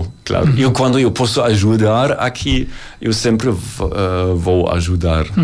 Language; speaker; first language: Portuguese; non-native, learner; German